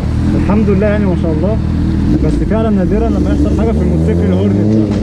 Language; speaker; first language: Arabic; native; Arabic